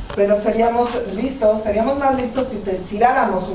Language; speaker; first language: Spanish; native; Spanish